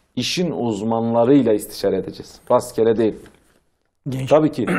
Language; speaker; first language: Turkish; non-native, local second language; Zaza